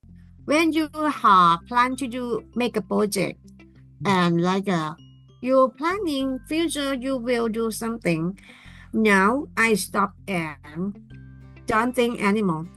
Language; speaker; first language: English; non-native, learner; Thai